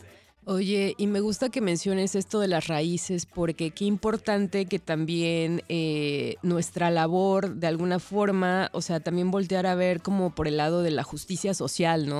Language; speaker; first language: Spanish; native; Spanish